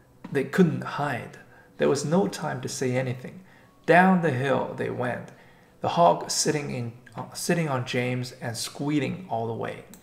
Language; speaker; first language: English; non-native, fluent; Chinese